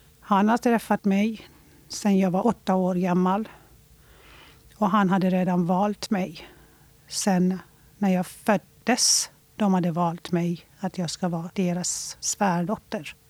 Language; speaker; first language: Swedish; non-native, fluent; Persian